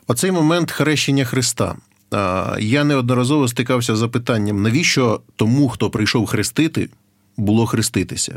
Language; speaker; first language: Ukrainian; native; Ukrainian